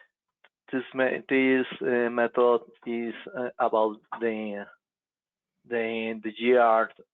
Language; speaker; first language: English; non-native, local second language; Spanish